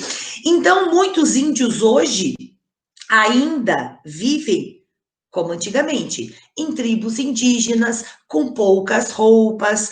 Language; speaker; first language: Portuguese; native; Portuguese